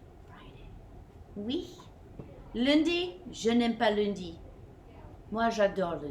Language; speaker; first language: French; non-native, fluent; English